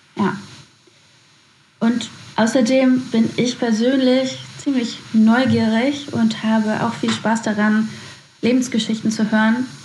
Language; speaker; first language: German; native; German